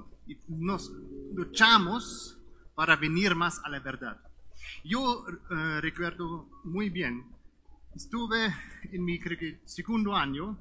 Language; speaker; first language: Spanish; non-native, fluent; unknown